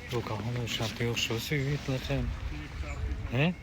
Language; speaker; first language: German; native; German